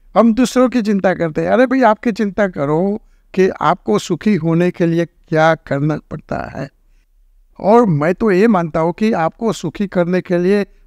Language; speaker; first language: Hindi; non-native, local second language; Gujarati